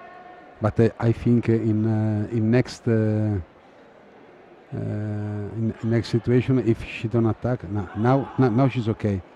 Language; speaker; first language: English; non-native, fluent; Italian